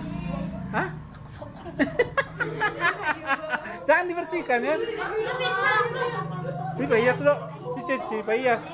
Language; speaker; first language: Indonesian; non-native, local second language; Batak Toba